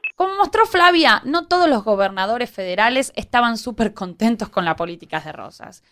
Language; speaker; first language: Spanish; native; Spanish